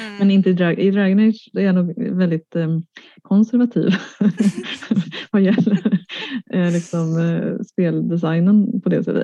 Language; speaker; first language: Swedish; native; Swedish